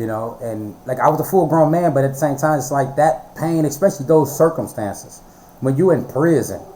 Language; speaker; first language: English; native; English